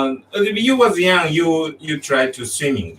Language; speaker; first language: English; non-native, learner; Japanese